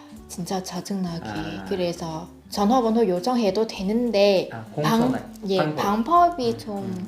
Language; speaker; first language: Korean; non-native, fluent; Vietnamese